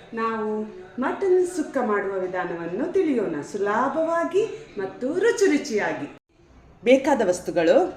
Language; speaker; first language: Kannada; native; Kannada